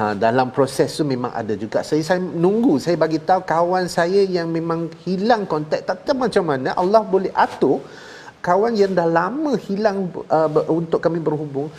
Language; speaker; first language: Malay; non-native, local second language; Chinese